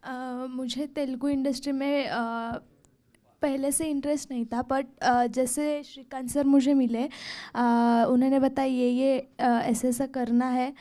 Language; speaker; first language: Hindi; non-native, local second language; Marathi